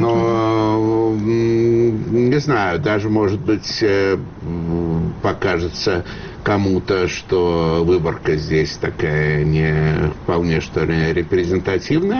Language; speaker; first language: Russian; native; Russian